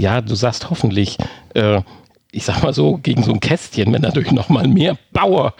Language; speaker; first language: German; native; German